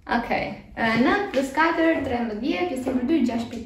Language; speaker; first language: Albanian; early bilingual, heritage; Albanian